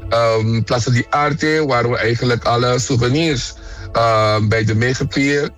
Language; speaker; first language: Dutch; non-native, local second language; Papiamento